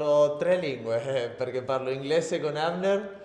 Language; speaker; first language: Italian; non-native, learner; Spanish